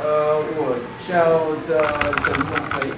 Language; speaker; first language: Chinese; non-native, learner; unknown